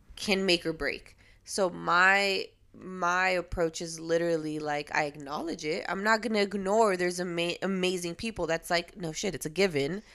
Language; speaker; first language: English; native; English